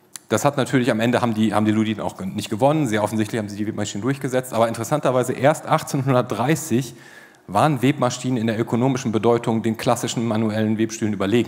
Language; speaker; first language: German; native; German